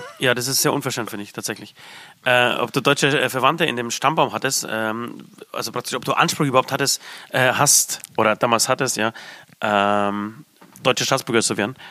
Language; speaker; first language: German; early bilingual, other home language; Polish